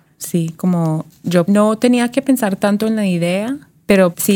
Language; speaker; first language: Spanish; early bilingual, heritage; Spanish